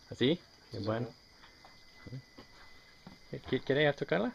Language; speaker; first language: Spanish; non-native, learner; English